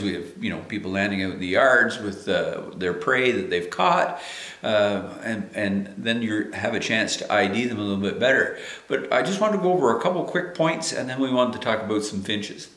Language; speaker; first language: English; native; English